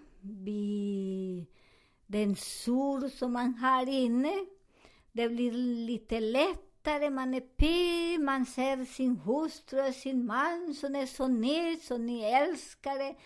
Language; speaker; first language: Swedish; non-native, learner; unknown